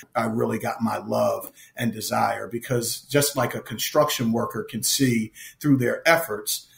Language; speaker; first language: English; native; English